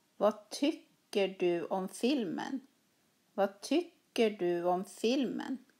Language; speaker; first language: Swedish; native; Swedish